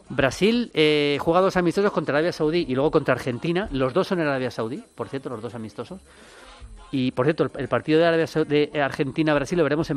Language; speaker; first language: Spanish; native; Spanish